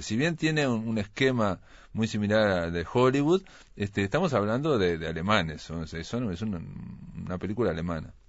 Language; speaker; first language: Spanish; native; Spanish